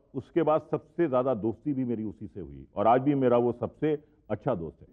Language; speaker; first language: Hindi; native; Hindi